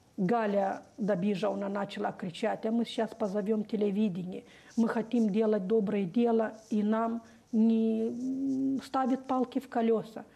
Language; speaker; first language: Russian; non-native, local second language; Romanian